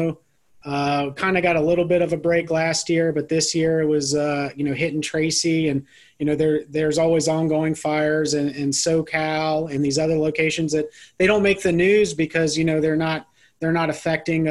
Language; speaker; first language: English; native; English